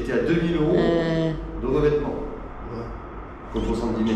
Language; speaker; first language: French; native; French